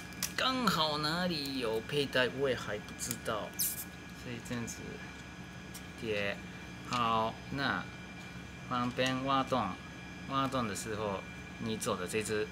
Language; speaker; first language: Chinese; non-native, learner; Japanese